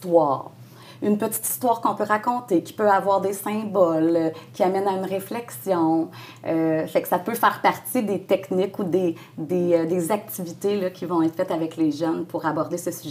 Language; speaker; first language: French; native; French